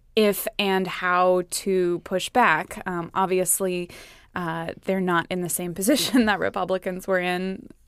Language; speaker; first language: English; native; English